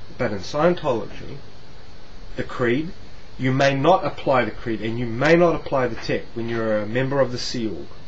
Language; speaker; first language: English; native; English